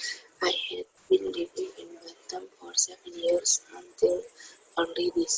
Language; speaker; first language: English; non-native, learner; Indonesian